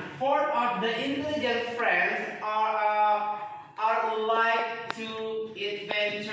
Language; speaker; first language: English; non-native, fluent; Indonesian